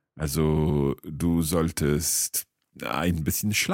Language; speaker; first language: German; non-native, learner; English